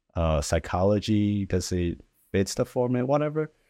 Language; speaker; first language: English; early bilingual, other home language; Chinese